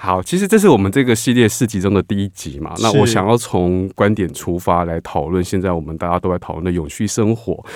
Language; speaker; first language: Chinese; native; Chinese